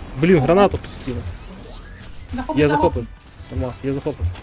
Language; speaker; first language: Ukrainian; native; Ukrainian